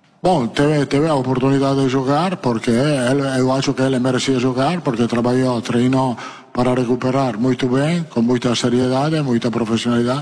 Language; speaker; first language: Portuguese; non-native, learner; Italian